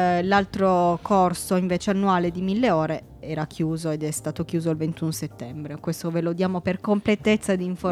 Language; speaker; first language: Italian; native; Italian